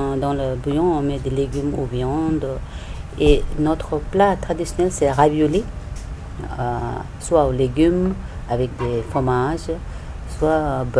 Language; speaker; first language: French; non-native, learner; Tibetan